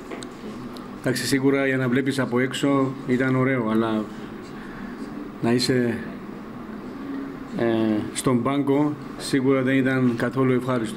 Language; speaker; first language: Greek; non-native, fluent; Georgian